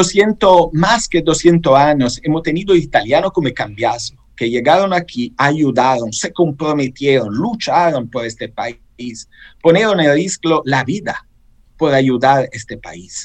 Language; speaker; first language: Spanish; non-native, fluent; Italian